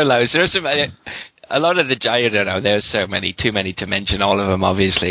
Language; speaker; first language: English; native; English